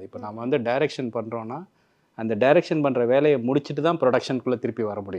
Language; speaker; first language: Tamil; native; Tamil